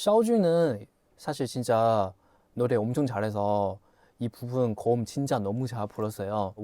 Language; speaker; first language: Korean; non-native, fluent; Chinese